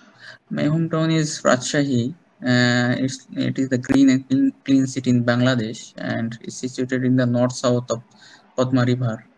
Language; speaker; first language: English; non-native, learner; Bangla